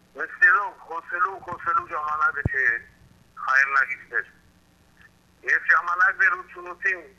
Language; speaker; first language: Armenian; early bilingual, heritage; Armenian